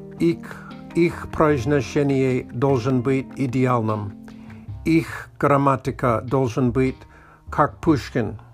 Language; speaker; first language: Russian; non-native, learner; English